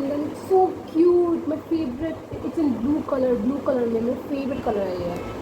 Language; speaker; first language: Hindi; non-native, local second language; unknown